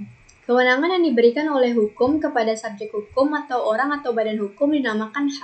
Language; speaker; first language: Indonesian; native; Indonesian